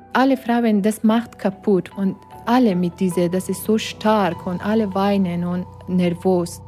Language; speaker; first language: German; non-native, learner; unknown